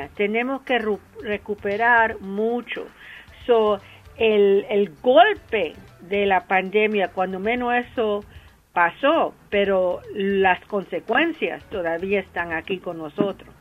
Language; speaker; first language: Spanish; early bilingual, heritage; English